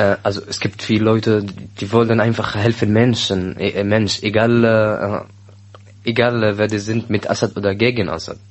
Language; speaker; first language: German; non-native, learner; Arabic